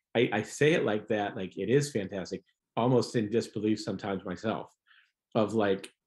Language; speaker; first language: English; native; English